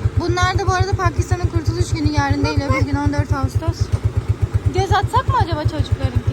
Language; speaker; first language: Turkish; non-native, fluent; Urdu